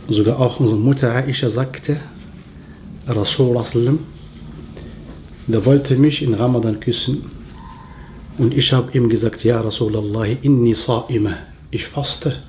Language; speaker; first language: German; non-native, learner; Arabic